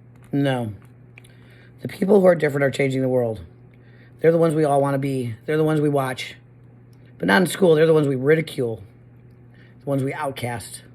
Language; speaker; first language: English; native; English